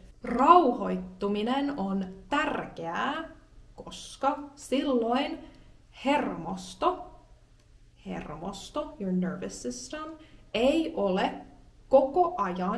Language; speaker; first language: Finnish; native; Finnish